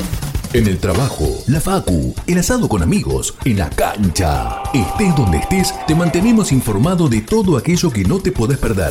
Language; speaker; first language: Spanish; native; Spanish